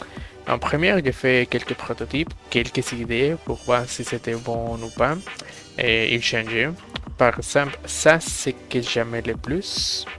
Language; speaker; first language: French; non-native, fluent; Spanish